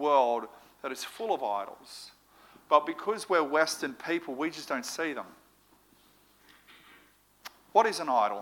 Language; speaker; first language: English; native; English